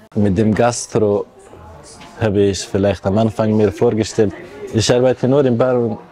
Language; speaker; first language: German; non-native, fluent; Persian